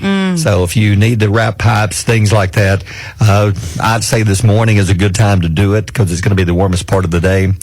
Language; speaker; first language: English; native; English